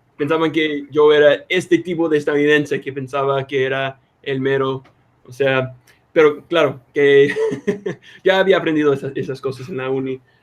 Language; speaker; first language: Spanish; non-native, fluent; English